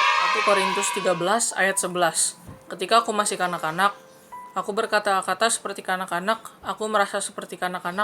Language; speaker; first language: Indonesian; native; Indonesian